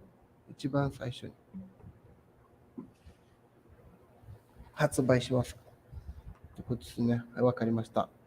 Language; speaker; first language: Japanese; non-native, fluent; Portuguese